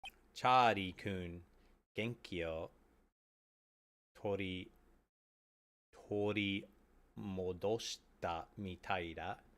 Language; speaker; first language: Japanese; non-native, learner; English